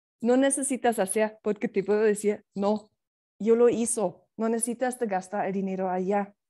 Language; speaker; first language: Spanish; non-native, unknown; German